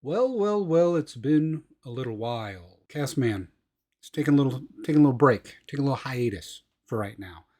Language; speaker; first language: English; native; English